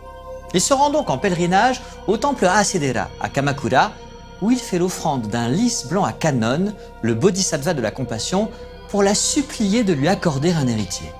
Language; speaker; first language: French; native; French